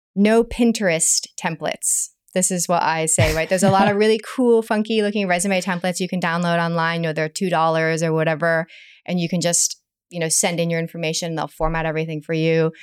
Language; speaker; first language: English; native; English